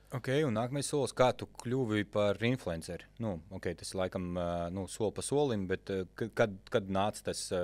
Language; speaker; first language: Latvian; native; Latvian